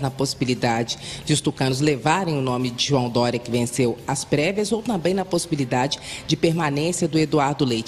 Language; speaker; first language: Portuguese; native; Portuguese